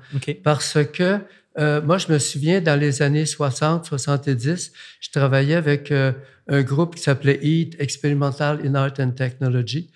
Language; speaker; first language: French; native; French